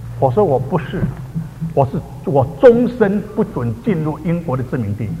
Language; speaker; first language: Chinese; native; Chinese